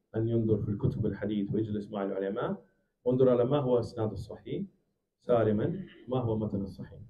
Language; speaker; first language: Arabic; non-native, learner; English